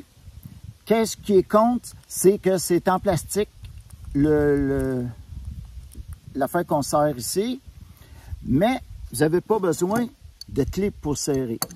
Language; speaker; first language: French; native; French